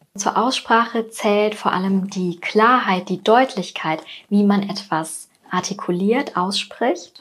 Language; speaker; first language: German; native; German